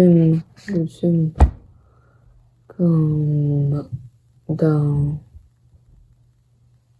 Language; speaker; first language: French; non-native, learner; Portuguese